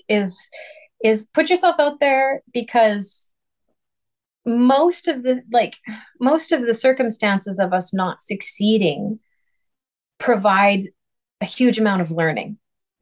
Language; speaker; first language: English; native; English